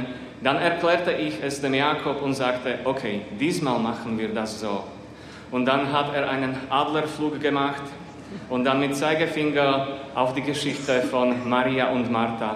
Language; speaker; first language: German; non-native, fluent; Slovak